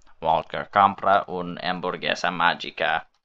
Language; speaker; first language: Spanish; non-native, learner; English